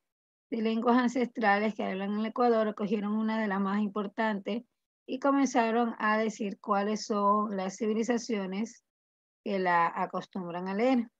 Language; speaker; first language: Spanish; native; Spanish